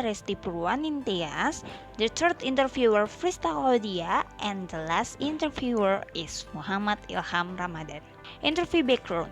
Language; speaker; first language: English; non-native, learner; Indonesian